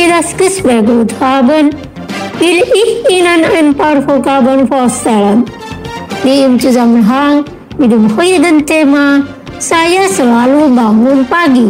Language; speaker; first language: German; non-native, learner; Indonesian